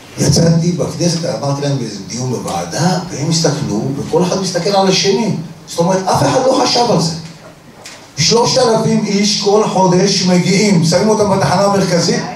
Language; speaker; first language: Hebrew; native; Hebrew